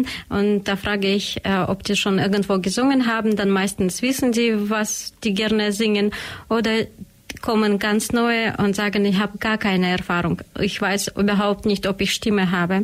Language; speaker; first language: German; non-native, learner; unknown